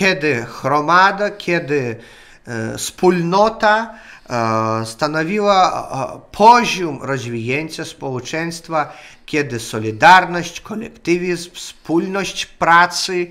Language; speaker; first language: Polish; non-native, learner; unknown